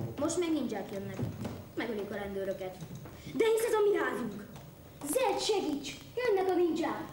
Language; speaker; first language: Hungarian; native; Hungarian